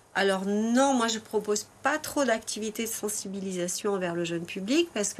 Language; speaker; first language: French; native; French